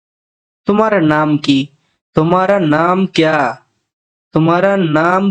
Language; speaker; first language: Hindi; non-native, fluent; Bangla